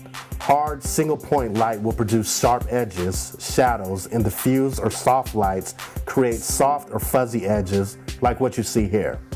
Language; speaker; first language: English; native; English